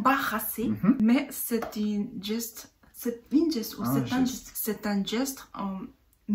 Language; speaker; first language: French; non-native, learner; Korean